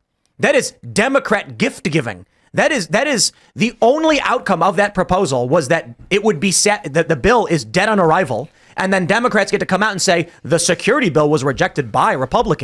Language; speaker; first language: English; native; English